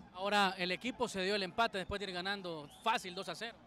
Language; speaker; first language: Spanish; native; Spanish